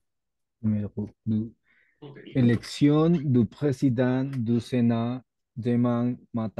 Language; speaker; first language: French; non-native, learner; Spanish